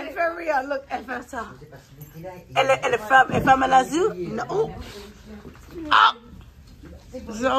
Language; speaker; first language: French; non-native, learner; English